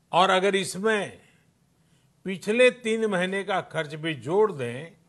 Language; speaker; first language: Hindi; non-native, local second language; Gujarati